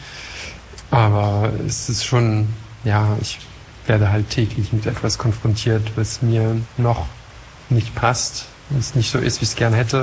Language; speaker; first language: German; non-native, fluent; French